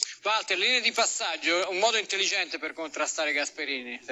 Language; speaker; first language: Italian; native; Italian